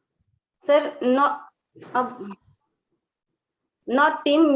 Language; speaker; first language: English; non-native, learner; Marathi